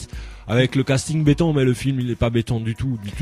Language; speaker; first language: French; native; French